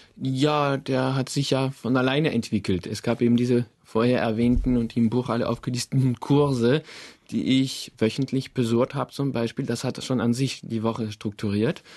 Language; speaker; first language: German; non-native, fluent; French